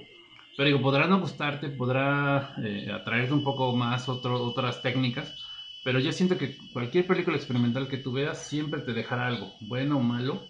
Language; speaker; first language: Spanish; native; Spanish